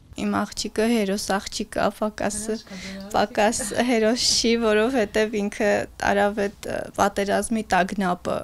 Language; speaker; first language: Armenian; native; Armenian